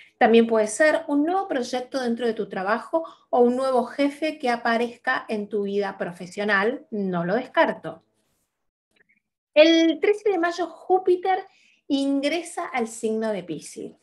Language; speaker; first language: Spanish; native; Spanish